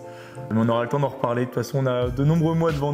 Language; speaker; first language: French; native; French